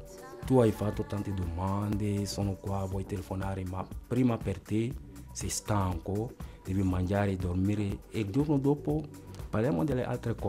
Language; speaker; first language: Italian; non-native, fluent; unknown